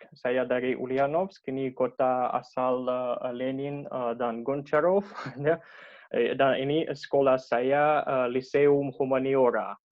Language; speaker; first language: Indonesian; non-native, learner; Russian